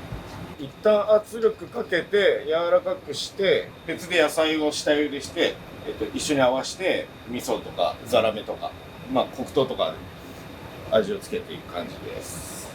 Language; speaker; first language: Japanese; native; Japanese